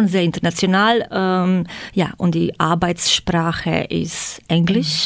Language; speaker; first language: German; non-native, fluent; Croatian